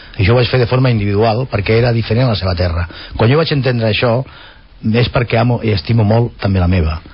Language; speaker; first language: Catalan; non-native, local second language; Spanish